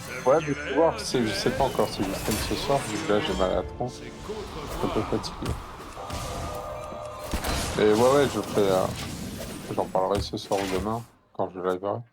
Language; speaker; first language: French; native; French